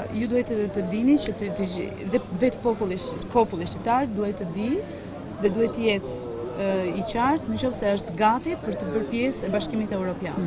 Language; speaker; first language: Albanian; native; Albanian